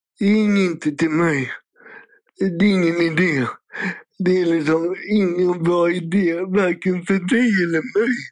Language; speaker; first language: Swedish; native; Swedish